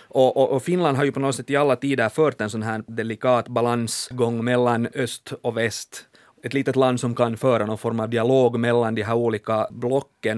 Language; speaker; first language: Swedish; native; Swedish